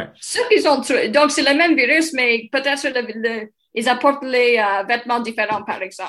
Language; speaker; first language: French; non-native, local second language; English